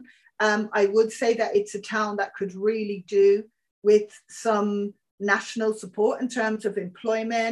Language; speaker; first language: English; native; English